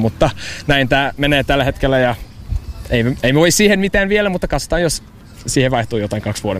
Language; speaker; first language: Finnish; non-native, fluent; English